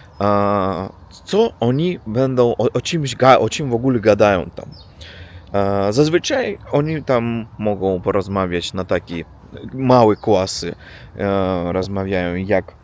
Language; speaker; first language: Polish; non-native, learner; Russian